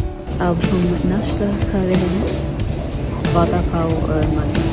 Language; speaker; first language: Hindi; non-native, learner; English